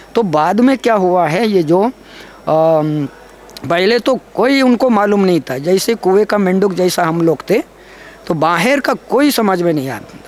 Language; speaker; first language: Hindi; non-native, local second language; Gondi